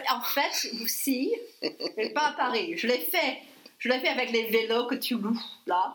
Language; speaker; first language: French; non-native, fluent; English